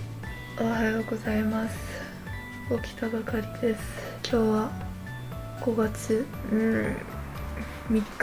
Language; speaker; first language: Japanese; non-native, learner; French